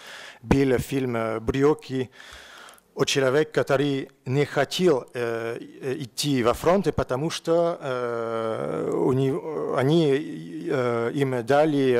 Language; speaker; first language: Russian; non-native, learner; French